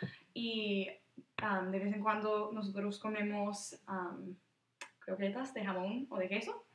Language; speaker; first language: Spanish; early bilingual, heritage; Spanish